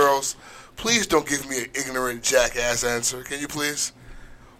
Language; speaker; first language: English; early bilingual, other home language; Haitian Creole